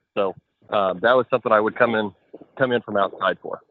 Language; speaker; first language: English; native; English